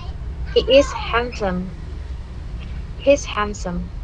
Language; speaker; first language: English; non-native, learner; Indonesian